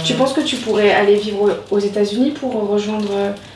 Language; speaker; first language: French; early bilingual, other home language; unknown